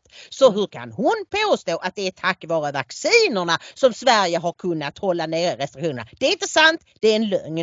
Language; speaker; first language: Swedish; native; Swedish